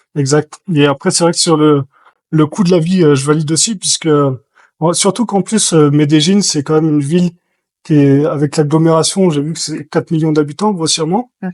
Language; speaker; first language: French; native; French